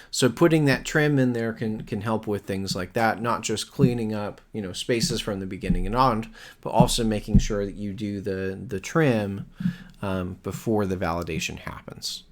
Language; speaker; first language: English; native; English